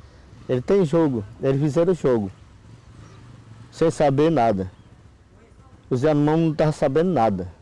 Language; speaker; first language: Portuguese; non-native, local second language; Yanomámi